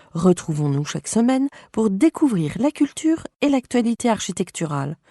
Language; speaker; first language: French; native; French